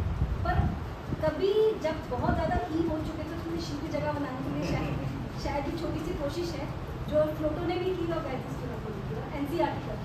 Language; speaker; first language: Hindi; native; Hindi